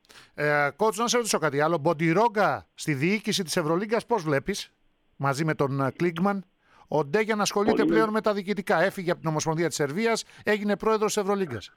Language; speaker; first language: Greek; native; Greek